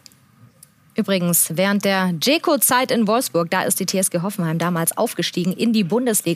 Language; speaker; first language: German; native; German